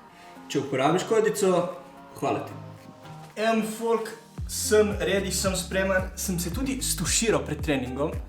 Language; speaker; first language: Slovenian; native; Slovenian